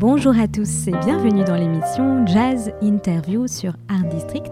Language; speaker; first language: French; native; French